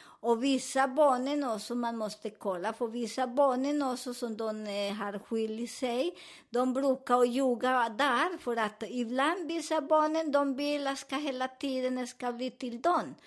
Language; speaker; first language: Swedish; non-native, fluent; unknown